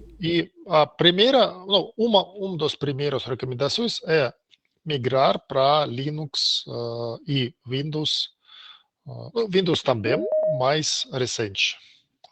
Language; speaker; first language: Portuguese; non-native, learner; Russian